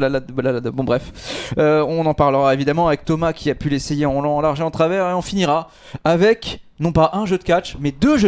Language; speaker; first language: French; native; French